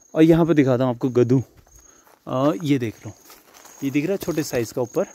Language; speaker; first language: Hindi; native; Hindi